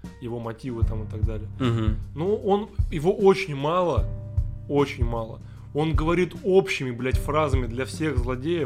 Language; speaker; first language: Russian; native; Russian